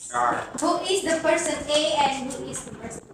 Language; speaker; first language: English; non-native, learner; Indonesian